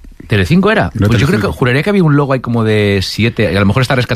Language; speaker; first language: Spanish; native; Spanish